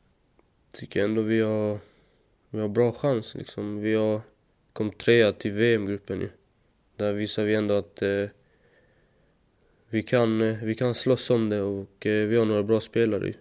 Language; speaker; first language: Swedish; native; Swedish